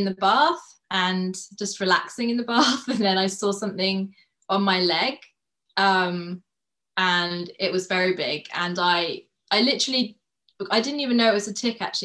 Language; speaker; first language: English; native; English